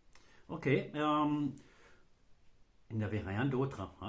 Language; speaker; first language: French; non-native, fluent; German